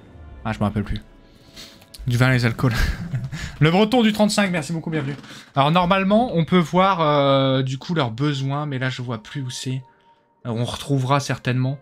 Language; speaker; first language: French; native; French